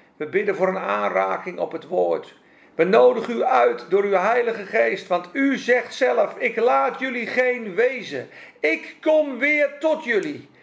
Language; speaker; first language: Dutch; non-native, fluent; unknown